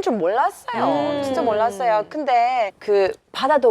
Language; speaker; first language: Korean; non-native, fluent; English